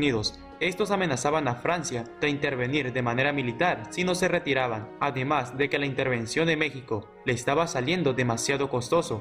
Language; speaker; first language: Spanish; native; Spanish